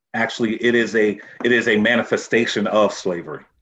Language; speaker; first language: English; native; English